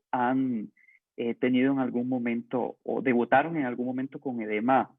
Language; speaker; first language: Spanish; native; Spanish